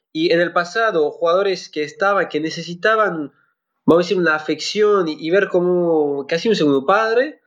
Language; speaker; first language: Spanish; non-native, fluent; French